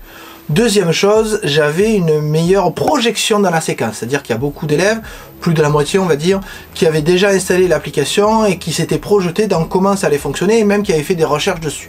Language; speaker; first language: French; native; French